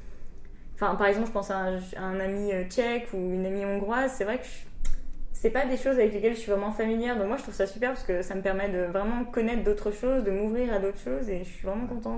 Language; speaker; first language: French; native; French